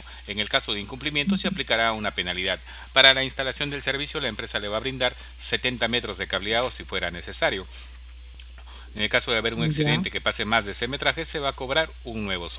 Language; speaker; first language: Spanish; native; Spanish